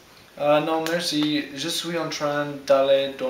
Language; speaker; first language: French; non-native, learner; English